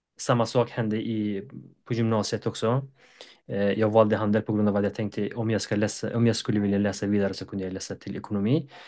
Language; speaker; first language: Swedish; non-native, fluent; Persian